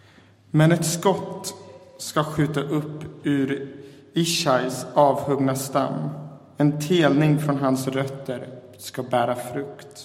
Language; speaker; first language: Swedish; native; Swedish